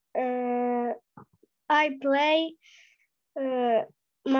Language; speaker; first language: English; non-native, learner; Ukrainian